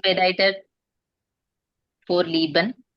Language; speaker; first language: German; non-native, fluent; Tamil